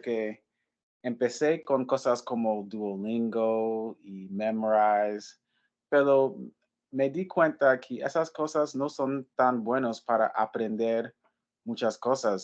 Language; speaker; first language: Spanish; non-native, fluent; English